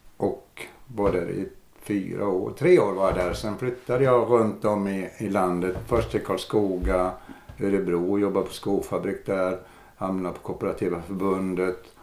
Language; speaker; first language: Swedish; native; Swedish